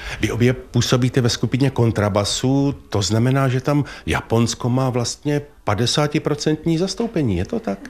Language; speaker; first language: Czech; native; Czech